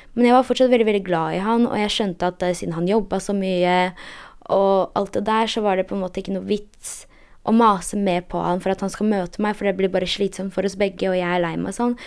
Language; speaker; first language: Norwegian; early bilingual, other home language; Polish